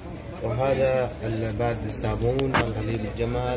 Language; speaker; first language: Arabic; non-native, learner; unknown